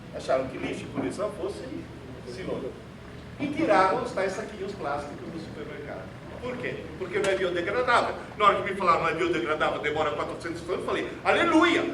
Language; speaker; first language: Portuguese; early bilingual, other home language; Italian